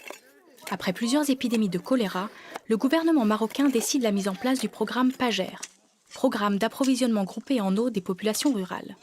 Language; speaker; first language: French; native; French